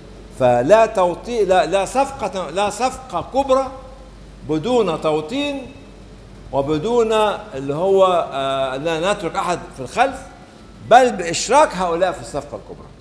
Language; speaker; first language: Arabic; native; Arabic